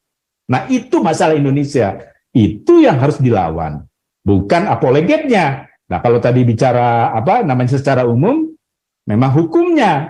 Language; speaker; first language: Indonesian; native; Indonesian